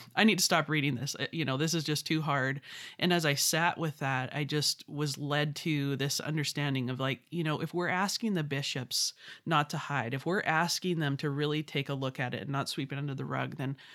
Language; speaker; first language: English; native; English